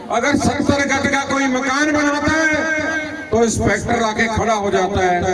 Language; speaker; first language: Urdu; non-native, local second language; Punjabi